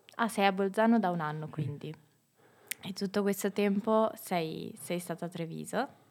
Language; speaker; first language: Italian; native; Italian